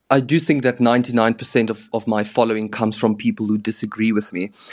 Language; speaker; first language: English; non-native, local second language; Afrikaans